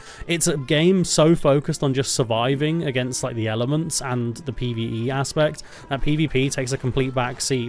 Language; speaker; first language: English; native; English